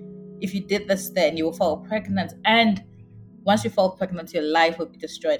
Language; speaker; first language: English; non-native, local second language; Akan